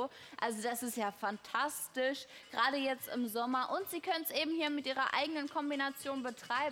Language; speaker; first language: German; native; German